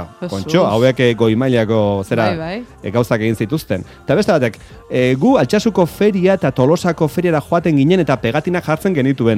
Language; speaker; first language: Basque; native; Basque